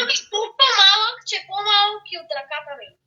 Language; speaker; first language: Bulgarian; native; Bulgarian